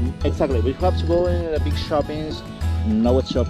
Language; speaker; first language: English; non-native, learner; Spanish